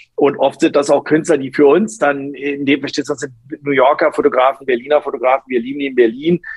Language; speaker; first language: German; non-native, local second language; English